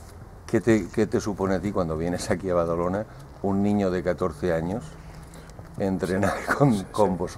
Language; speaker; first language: Spanish; native; Spanish